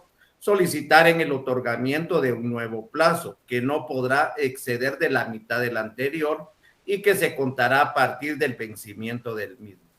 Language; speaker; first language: Spanish; native; Spanish